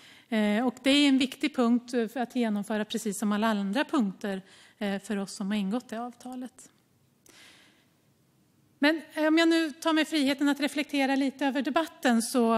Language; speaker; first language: Swedish; native; Swedish